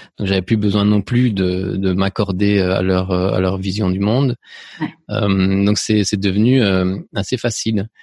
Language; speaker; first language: French; early bilingual, other home language; Spanish